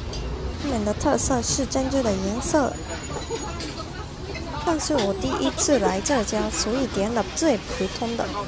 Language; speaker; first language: Chinese; non-native, learner; Japanese